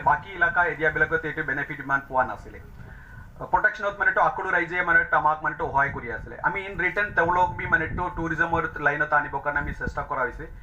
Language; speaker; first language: Assamese; non-native, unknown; Tamil